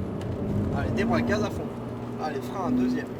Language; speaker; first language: French; native; French